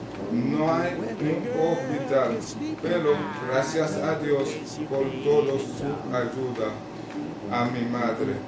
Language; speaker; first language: Spanish; non-native, local second language; Haitian Creole